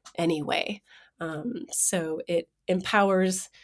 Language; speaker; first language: English; native; English